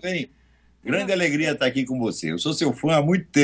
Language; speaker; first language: Portuguese; native; Portuguese